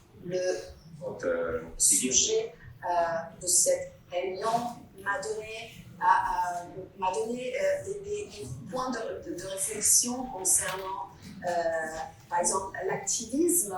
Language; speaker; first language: French; non-native, fluent; Italian